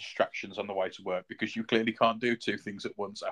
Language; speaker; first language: English; native; English